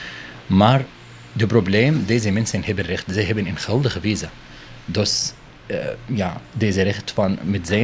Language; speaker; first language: Dutch; non-native, learner; Arabic